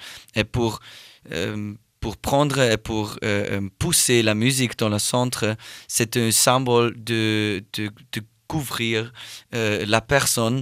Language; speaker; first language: French; non-native, learner; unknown